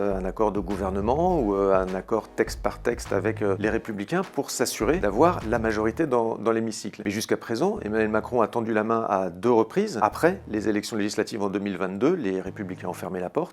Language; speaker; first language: French; native; French